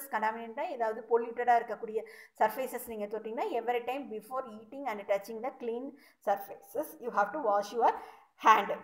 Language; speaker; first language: English; non-native, local second language; Tamil